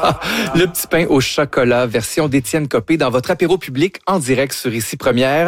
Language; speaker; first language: French; native; French